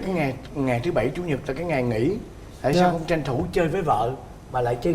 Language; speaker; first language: Vietnamese; native; Vietnamese